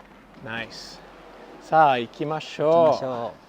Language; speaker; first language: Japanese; non-native, learner; English